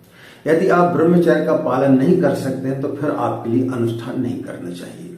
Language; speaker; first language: Hindi; native; Hindi